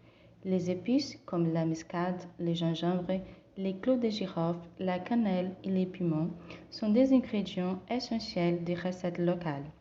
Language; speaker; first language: French; non-native, learner; Portuguese